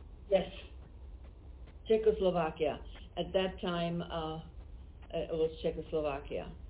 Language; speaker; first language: English; non-native, fluent; Czech